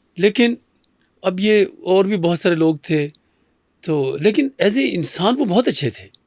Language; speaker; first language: Urdu; native; Urdu